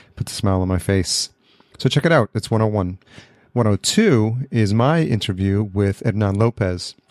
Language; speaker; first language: English; early bilingual, other home language; Spanish